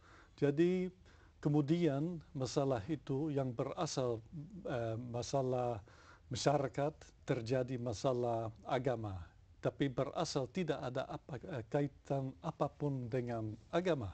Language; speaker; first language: Indonesian; non-native, fluent; Dutch